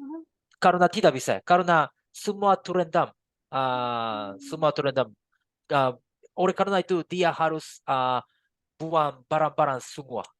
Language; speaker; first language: Indonesian; non-native, learner; Japanese